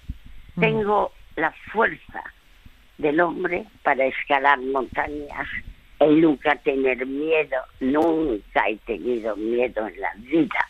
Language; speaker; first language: Spanish; early bilingual, other home language; French